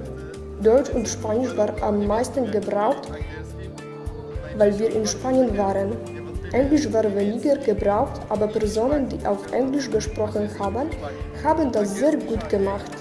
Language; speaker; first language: German; non-native, learner; Polish